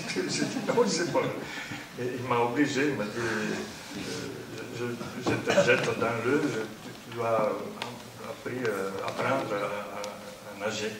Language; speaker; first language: French; non-native, fluent; Italian